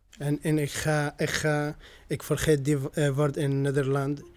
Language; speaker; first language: Dutch; non-native, learner; Arabic